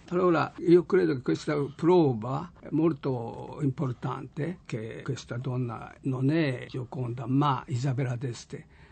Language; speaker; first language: Italian; non-native, learner; Japanese